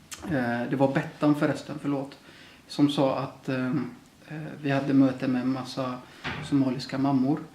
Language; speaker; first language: Swedish; early bilingual, other home language; Somali